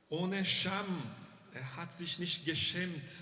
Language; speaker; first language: German; non-native, fluent; Portuguese